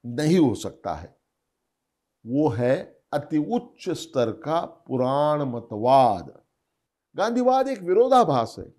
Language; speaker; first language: Hindi; non-native, local second language; Marathi